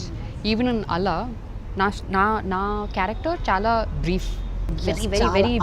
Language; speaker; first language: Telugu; non-native, learner; Tamil